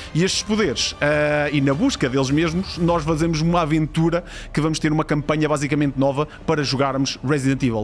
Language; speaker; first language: Portuguese; native; Portuguese